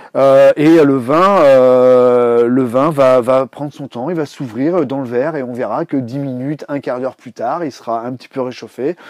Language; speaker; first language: French; native; French